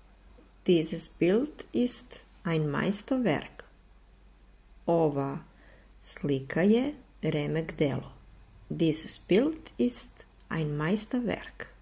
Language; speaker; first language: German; non-native, fluent; Serbian